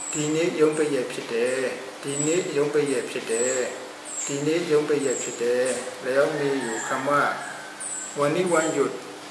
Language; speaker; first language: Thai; non-native, fluent; Burmese